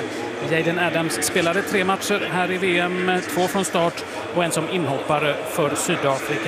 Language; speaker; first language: Swedish; native; Swedish